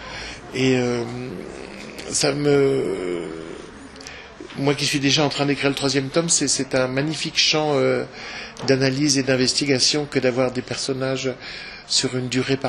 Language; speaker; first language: French; native; French